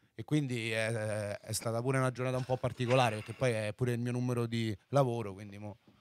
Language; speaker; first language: Italian; native; Italian